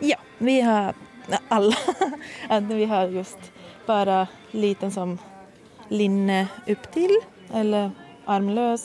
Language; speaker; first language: Swedish; non-native, fluent; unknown